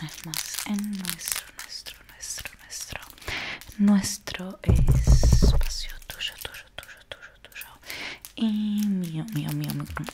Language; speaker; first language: Spanish; native; Spanish